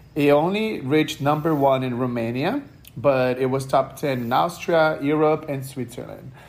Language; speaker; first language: English; non-native, fluent; Portuguese